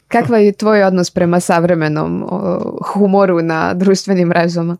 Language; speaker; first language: Serbian; native; Serbian